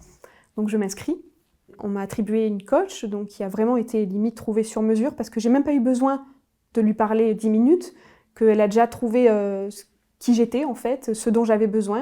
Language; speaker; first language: French; native; French